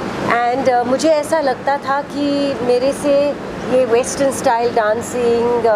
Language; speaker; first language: Hindi; native; Hindi